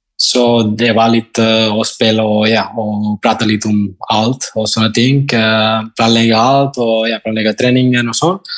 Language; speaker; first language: Norwegian; non-native, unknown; Catalan